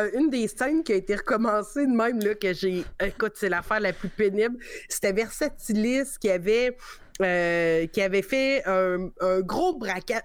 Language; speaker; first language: French; native; French